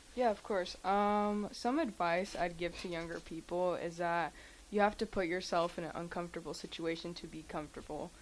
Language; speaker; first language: English; early bilingual, other home language; Spanish